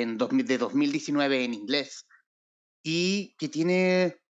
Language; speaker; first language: Spanish; native; Spanish